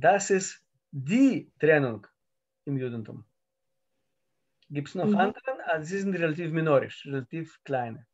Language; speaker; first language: German; non-native, learner; Russian